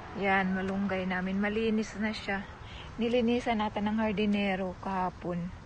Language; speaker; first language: Filipino; non-native, local second language; Cebuano